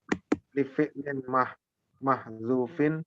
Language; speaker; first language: Arabic; non-native, learner; Indonesian